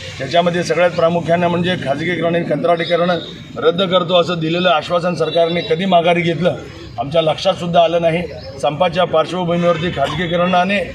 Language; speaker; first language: Marathi; native; Marathi